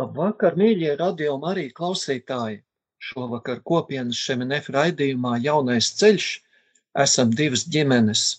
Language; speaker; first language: Latvian; native; Latvian